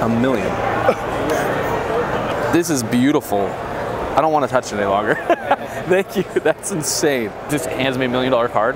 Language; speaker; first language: English; native; English